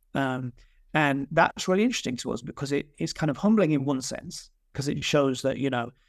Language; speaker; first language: English; native; English